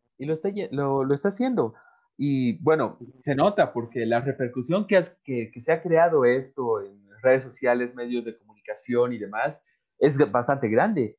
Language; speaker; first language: Spanish; native; Spanish